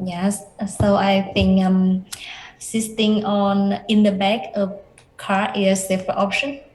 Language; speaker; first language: English; non-native, learner; Vietnamese